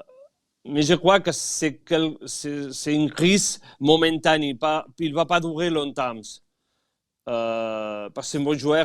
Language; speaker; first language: French; non-native, fluent; Catalan